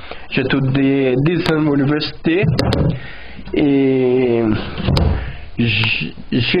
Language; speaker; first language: French; non-native, learner; Portuguese